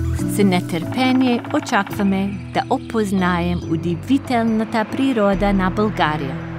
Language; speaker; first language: Bulgarian; non-native, learner; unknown